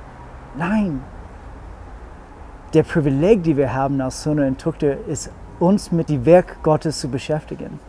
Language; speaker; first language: German; non-native, fluent; English